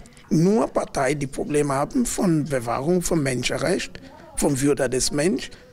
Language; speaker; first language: German; non-native, fluent; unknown